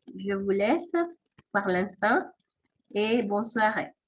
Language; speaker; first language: French; non-native, fluent; Spanish